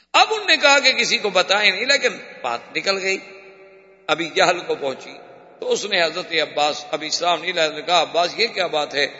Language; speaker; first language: Urdu; native; Urdu